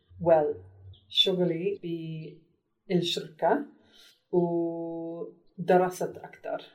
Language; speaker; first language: Arabic; non-native, learner; English